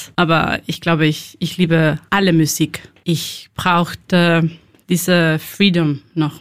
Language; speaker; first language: German; non-native, learner; Spanish